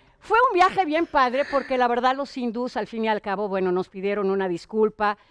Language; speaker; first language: Spanish; non-native, fluent; Hebrew